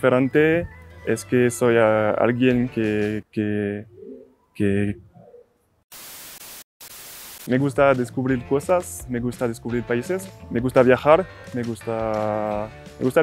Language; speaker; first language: Spanish; non-native, learner; French